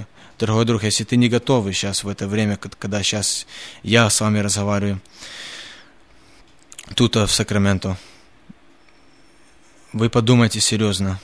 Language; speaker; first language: Russian; early bilingual, heritage; Russian